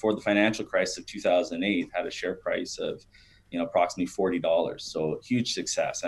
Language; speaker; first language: English; native; English